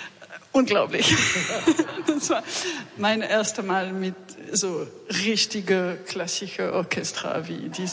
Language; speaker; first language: German; non-native, learner; French